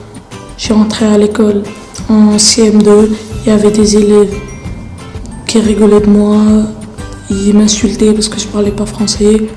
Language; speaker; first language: French; early bilingual, other home language; Arabic